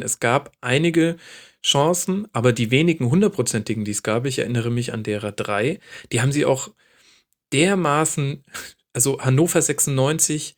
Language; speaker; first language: German; native; German